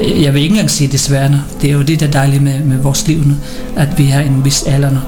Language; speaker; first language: Danish; early bilingual, other home language; Filipino